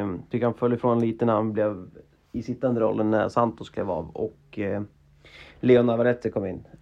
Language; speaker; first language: Swedish; native; Swedish